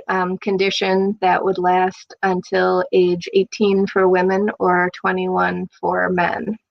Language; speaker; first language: English; native; English